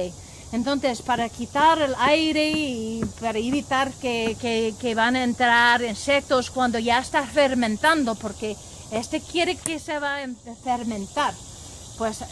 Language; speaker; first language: Spanish; non-native, learner; English